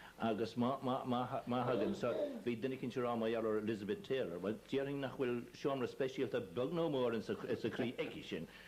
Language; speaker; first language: Irish; native; Irish